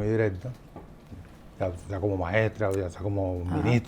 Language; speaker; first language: Spanish; native; Spanish